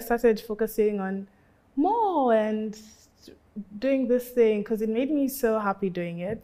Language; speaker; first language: English; native; English